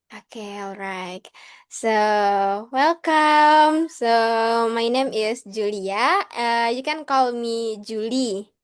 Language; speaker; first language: English; non-native, learner; Indonesian